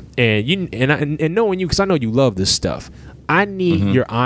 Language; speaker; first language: English; native; English